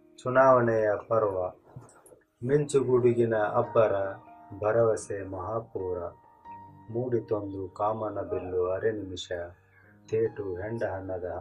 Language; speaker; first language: Kannada; native; Kannada